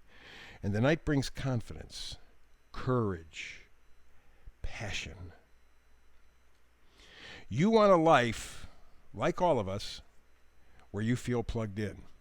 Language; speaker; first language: English; native; English